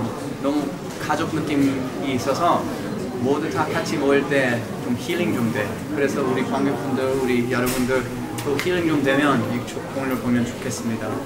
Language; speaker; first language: Korean; early bilingual, heritage; English